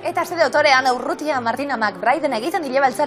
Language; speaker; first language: Basque; native; Basque